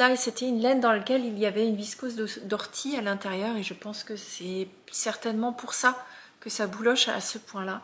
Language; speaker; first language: French; native; French